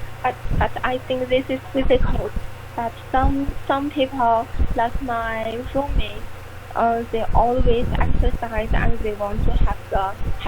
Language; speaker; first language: English; non-native, learner; Chinese